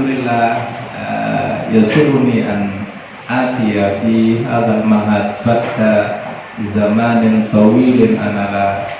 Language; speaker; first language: Arabic; non-native, fluent; Indonesian